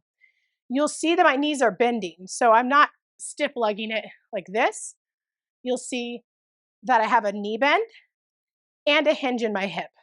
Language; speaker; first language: English; native; English